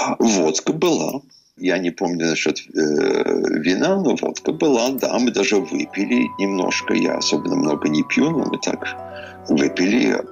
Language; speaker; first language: Russian; early bilingual, heritage; English